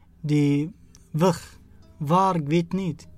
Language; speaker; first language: Dutch; non-native, learner; Arabic